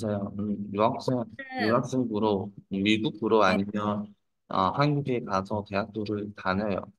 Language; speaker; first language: Korean; non-native, fluent; Vietnamese